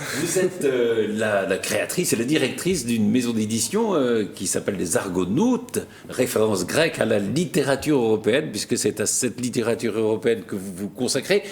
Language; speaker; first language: French; native; French